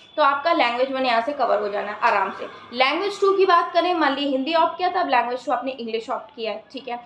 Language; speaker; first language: Hindi; native; Hindi